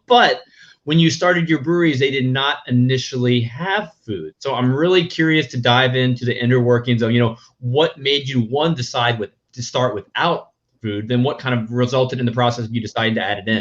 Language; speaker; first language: English; native; English